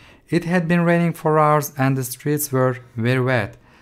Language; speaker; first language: English; non-native, fluent; Turkish